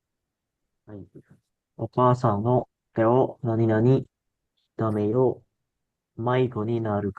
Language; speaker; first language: Japanese; non-native, learner; Indonesian